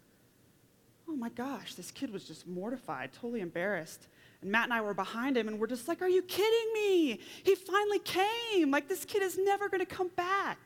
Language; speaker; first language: English; native; English